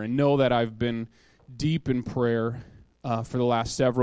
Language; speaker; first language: English; native; English